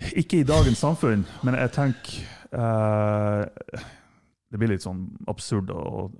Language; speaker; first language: Norwegian; non-native, fluent; German